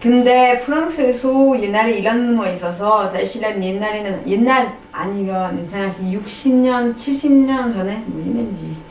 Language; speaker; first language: Korean; non-native, fluent; French